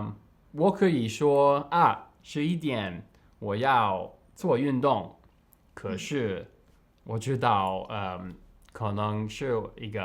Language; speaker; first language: Chinese; non-native, learner; English